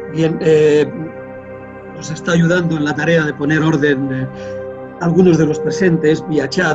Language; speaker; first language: Spanish; native; Spanish